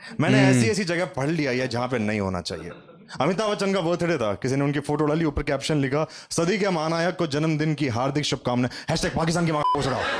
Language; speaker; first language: Hindi; native; Hindi